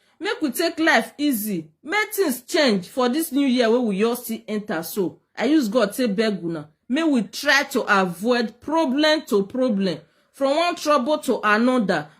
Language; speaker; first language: Nigerian Pidgin; native; Nigerian Pidgin